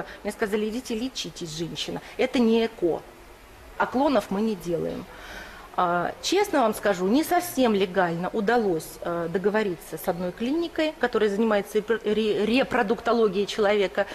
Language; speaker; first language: Russian; native; Russian